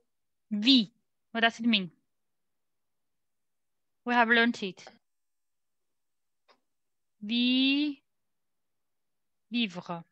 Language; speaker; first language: English; non-native, learner; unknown